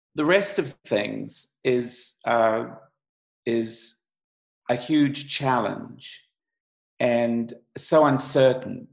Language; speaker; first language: English; native; English